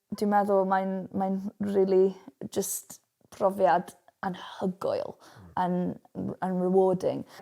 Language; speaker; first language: Welsh; non-native, local second language; English